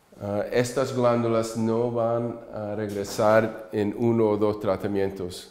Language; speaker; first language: Spanish; early bilingual, heritage; English